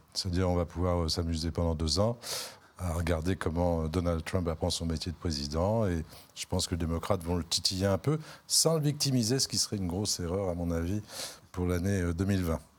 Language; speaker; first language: French; native; French